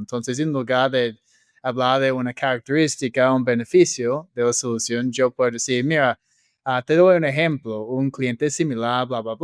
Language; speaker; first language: Spanish; non-native, fluent; English